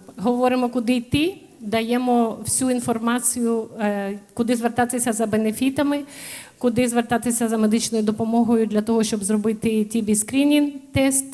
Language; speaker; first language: Ukrainian; native; Ukrainian